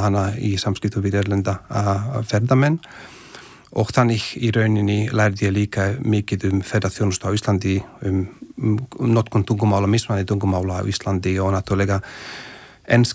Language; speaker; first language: Icelandic; non-native, fluent; Slovak